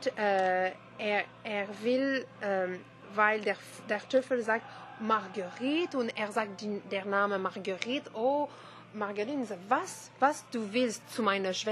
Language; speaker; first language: German; non-native, learner; French